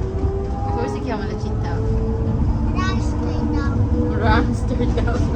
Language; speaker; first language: Italian; non-native, fluent; Filipino